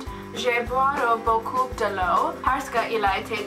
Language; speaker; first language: French; non-native, learner; English